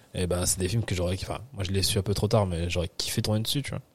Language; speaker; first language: French; native; French